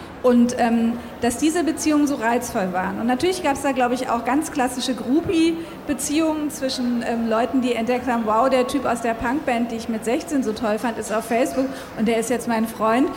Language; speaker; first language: German; native; German